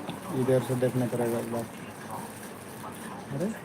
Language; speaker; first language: Hindi; non-native, local second language; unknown